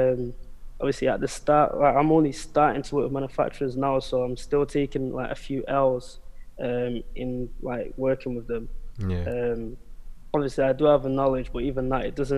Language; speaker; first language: English; native; English